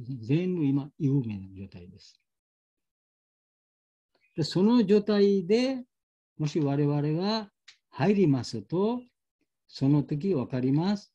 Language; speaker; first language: Japanese; non-native, learner; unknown